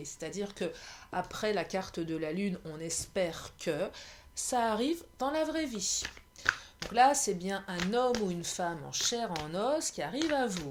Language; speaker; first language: French; native; French